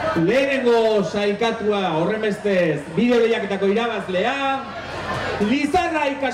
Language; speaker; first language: Basque; native; Basque